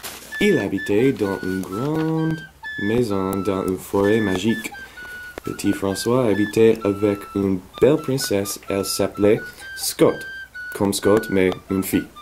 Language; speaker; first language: French; non-native, learner; English